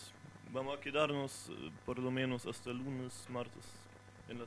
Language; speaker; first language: Spanish; non-native, fluent; French